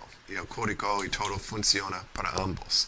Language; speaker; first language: Spanish; non-native, fluent; English